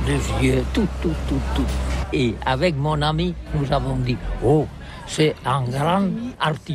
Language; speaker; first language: French; non-native, learner; Catalan